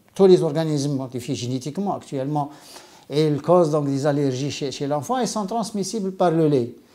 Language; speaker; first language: French; non-native, local second language; Arabic